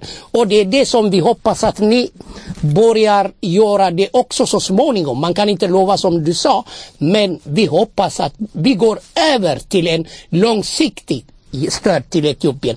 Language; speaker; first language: Swedish; non-native, fluent; Amharic